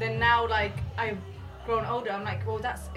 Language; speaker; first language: English; native; English